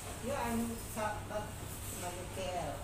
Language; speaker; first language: English; non-native, learner; Filipino